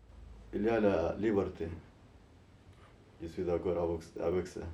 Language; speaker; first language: French; non-native, learner; Arabic